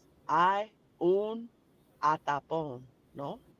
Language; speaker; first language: Spanish; non-native, learner; English